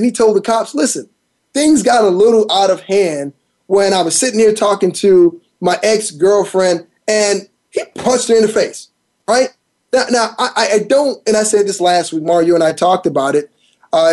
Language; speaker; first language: English; native; English